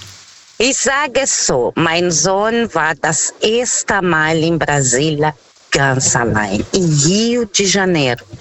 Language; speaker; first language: German; non-native, fluent; Portuguese